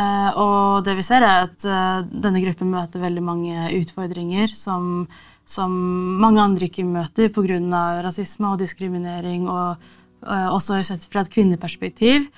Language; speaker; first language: Norwegian; native; Norwegian